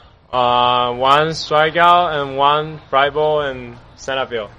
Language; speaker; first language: English; non-native, learner; Chinese